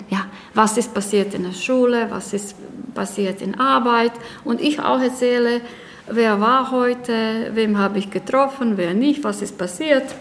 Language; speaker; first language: German; non-native, learner; Bosnian